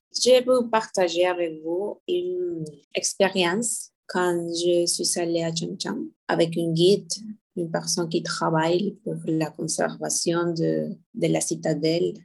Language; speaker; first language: French; non-native, learner; Spanish